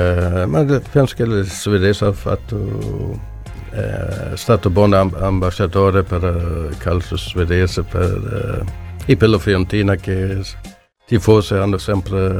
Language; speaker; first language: Italian; non-native, learner; Swedish